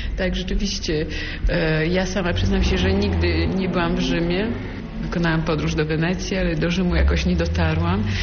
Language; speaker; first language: Polish; early bilingual, heritage; Polish